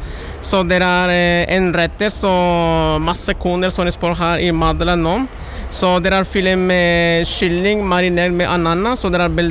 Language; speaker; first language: Norwegian; non-native, learner; Spanish